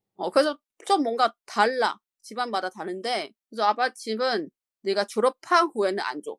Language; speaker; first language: Korean; non-native, learner; Chinese